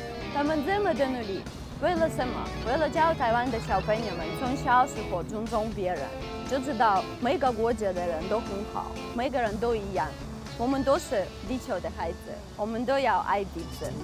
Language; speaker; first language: Chinese; non-native, fluent; Russian